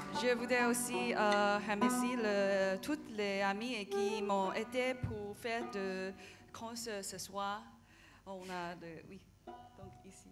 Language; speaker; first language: French; non-native, learner; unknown